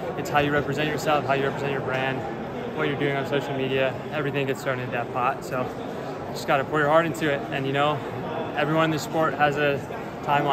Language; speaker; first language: English; early bilingual, other home language; German